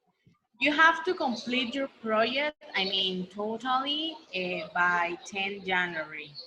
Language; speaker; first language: English; non-native, learner; Spanish